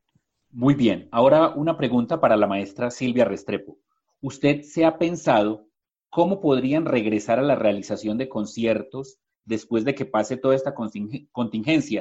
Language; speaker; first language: Spanish; native; Spanish